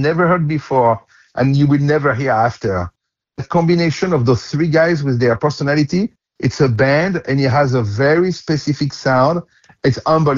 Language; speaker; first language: English; non-native, fluent; French